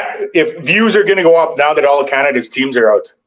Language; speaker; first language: English; native; English